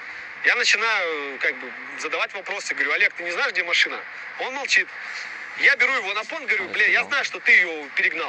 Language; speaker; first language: Russian; native; Russian